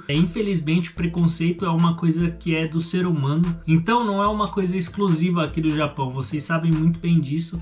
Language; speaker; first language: Portuguese; native; Portuguese